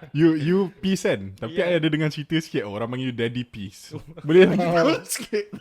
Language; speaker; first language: Malay; native; Malay